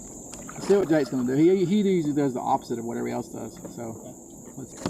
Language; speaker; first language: English; native; English